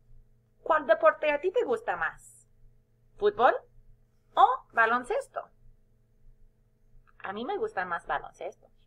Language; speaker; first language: Spanish; non-native, fluent; English